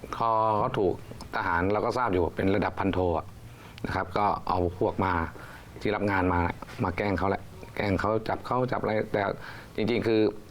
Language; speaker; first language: Thai; native; Thai